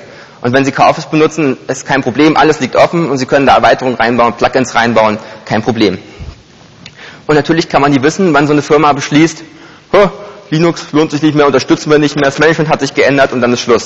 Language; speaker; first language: German; native; German